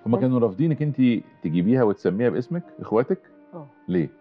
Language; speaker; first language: Arabic; native; Arabic